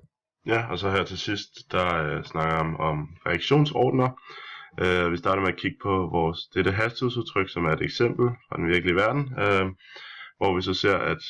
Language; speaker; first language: Danish; native; Danish